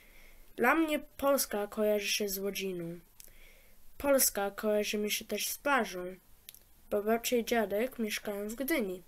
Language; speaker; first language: Polish; early bilingual, heritage; Polish